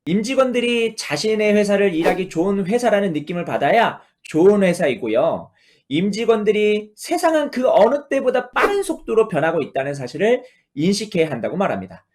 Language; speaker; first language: Korean; native; Korean